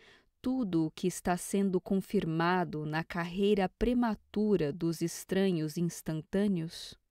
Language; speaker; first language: Portuguese; native; Portuguese